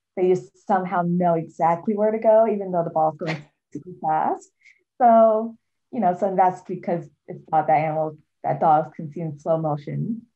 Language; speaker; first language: English; native; English